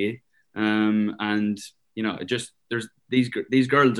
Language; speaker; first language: English; native; English